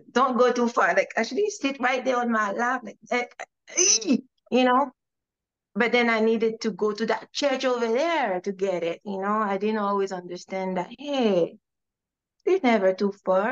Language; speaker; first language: English; non-native, fluent; French